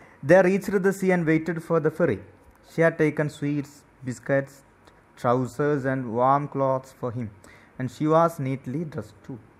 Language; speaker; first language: English; non-native, local second language; Malayalam